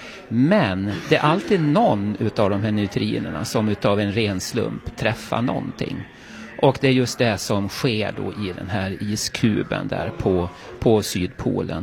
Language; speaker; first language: Swedish; native; Swedish